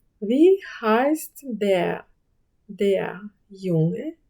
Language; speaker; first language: German; non-native, fluent; Ukrainian